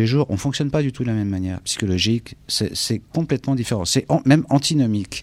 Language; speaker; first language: French; native; French